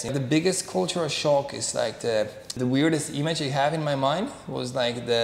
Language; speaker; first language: English; non-native, fluent; Polish